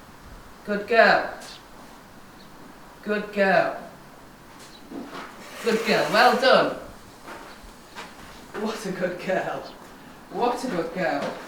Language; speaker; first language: English; native; English